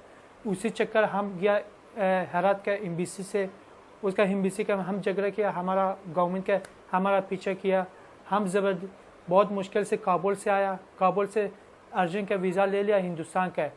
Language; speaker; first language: Hindi; non-native, learner; Persian